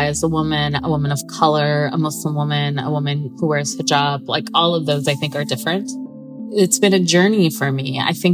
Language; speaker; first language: English; native; English